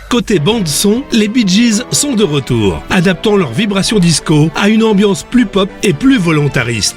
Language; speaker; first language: French; native; French